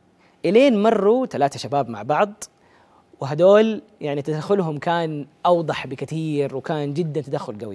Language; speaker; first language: Arabic; native; Arabic